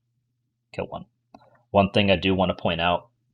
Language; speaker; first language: English; native; English